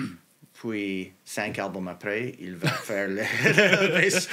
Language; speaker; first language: French; non-native, local second language; English